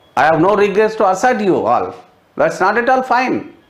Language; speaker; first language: English; non-native, local second language; Telugu